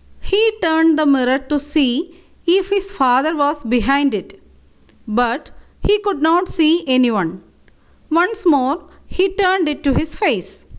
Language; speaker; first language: English; non-native, local second language; Malayalam